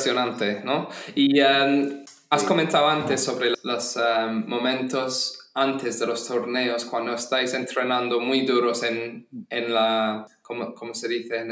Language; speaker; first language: Spanish; non-native, fluent; English